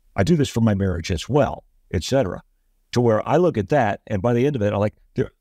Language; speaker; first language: English; native; English